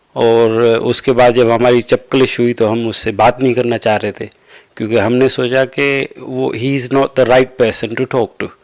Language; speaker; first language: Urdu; non-native, local second language; Sindhi